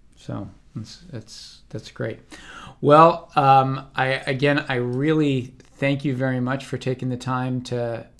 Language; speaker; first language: English; native; English